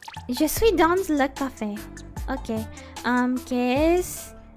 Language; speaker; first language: French; non-native, learner; Spanish